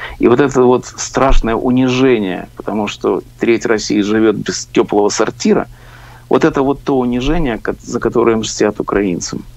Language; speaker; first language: Russian; native; Russian